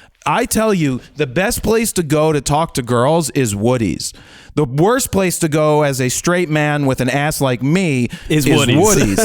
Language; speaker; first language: English; native; English